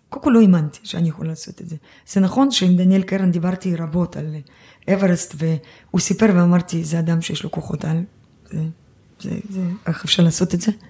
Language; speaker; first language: Hebrew; early bilingual, other home language; Russian